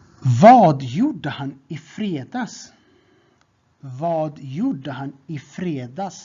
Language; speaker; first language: Swedish; non-native, fluent; Tigrinya